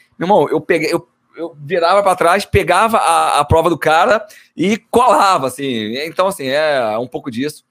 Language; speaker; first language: Portuguese; native; Portuguese